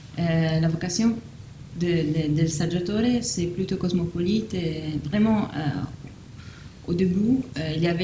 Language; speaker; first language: French; non-native, fluent; Italian